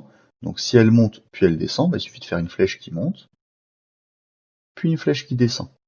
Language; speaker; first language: French; native; French